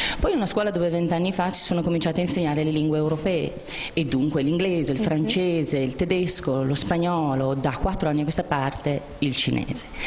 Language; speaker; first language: Italian; native; Italian